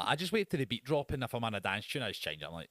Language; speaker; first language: English; native; English